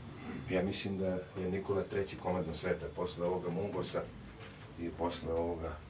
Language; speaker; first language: Bosnian; native; Bosnian